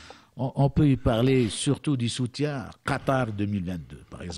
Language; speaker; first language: French; non-native, local second language; Arabic